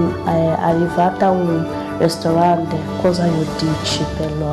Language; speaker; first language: Italian; non-native, learner; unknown